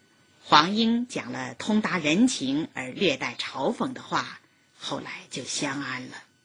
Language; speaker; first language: Chinese; native; Chinese